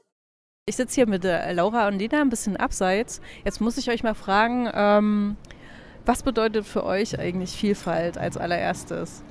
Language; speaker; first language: German; native; German